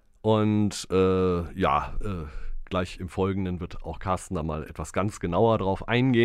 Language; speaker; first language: German; native; German